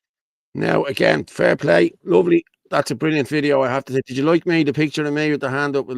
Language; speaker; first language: English; native; English